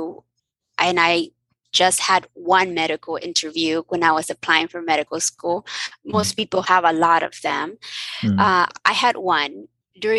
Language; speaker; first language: English; early bilingual, other home language; Spanish